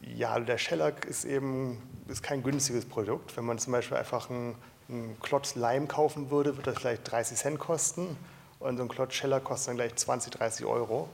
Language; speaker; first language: German; native; German